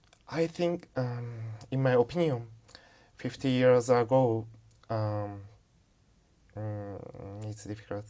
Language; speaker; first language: English; non-native, learner; Japanese